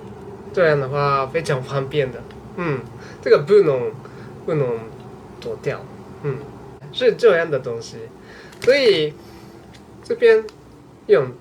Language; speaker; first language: Chinese; non-native, learner; Japanese